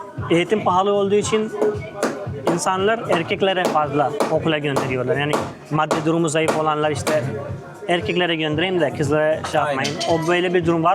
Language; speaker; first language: Turkish; non-native, fluent; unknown